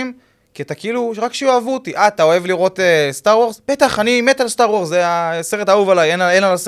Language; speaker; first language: Hebrew; native; Hebrew